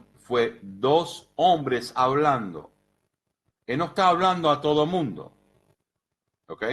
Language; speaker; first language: Spanish; early bilingual, heritage; Spanish